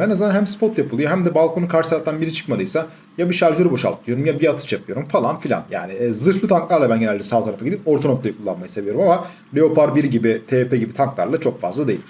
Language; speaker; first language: Turkish; native; Turkish